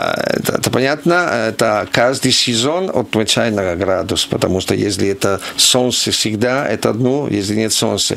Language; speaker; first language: Russian; non-native, learner; Italian